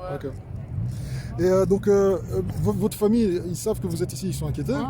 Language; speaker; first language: French; native; French